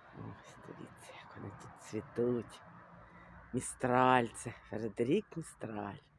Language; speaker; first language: Ukrainian; native; Ukrainian